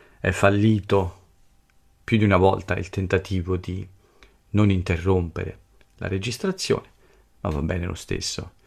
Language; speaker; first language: Italian; native; Italian